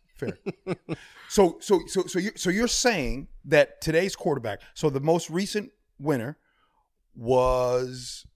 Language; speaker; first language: English; native; English